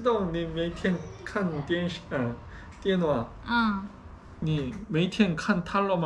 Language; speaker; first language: Chinese; non-native, learner; Korean